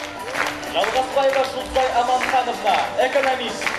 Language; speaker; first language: Kazakh; native; Kazakh